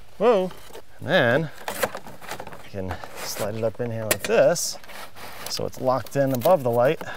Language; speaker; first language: English; native; English